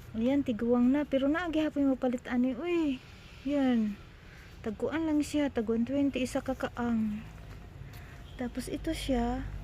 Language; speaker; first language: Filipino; non-native, local second language; Cebuano